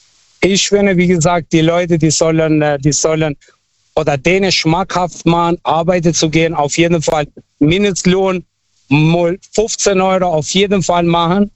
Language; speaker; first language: German; non-native, fluent; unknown